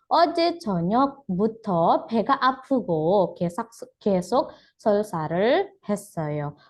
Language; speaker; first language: Korean; non-native, fluent; Indonesian